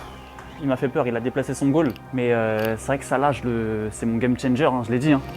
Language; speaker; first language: French; native; French